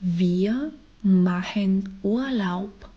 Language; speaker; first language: German; non-native, fluent; Bulgarian